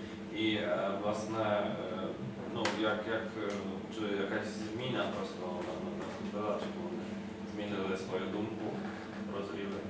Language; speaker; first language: Ukrainian; non-native, fluent; Polish